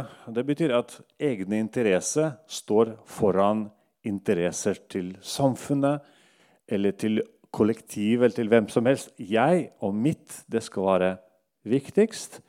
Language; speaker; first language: Norwegian; non-native, local second language; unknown